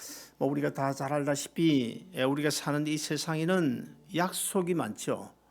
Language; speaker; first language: Korean; native; Korean